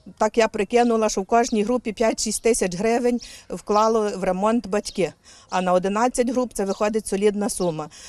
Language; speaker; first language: Ukrainian; native; Ukrainian